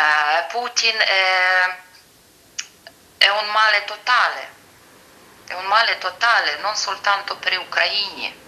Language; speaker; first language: Italian; non-native, fluent; Ukrainian